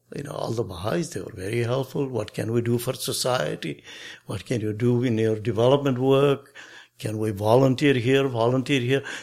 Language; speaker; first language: English; non-native, local second language; Nepali